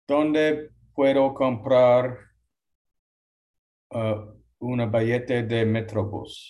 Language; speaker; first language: Spanish; non-native, learner; English